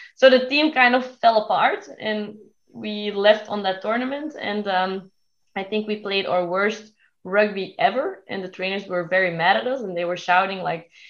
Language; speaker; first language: English; non-native, fluent; Dutch